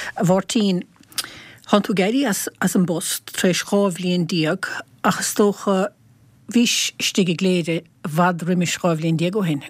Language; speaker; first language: Irish; native; Irish